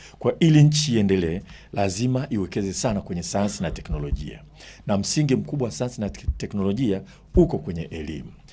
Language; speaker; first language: Swahili; native; Swahili